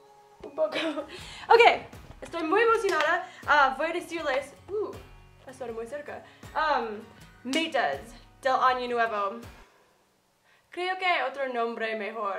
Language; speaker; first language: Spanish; non-native, fluent; English